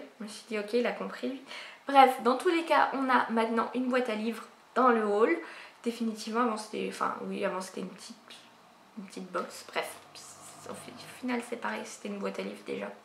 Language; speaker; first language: French; native; French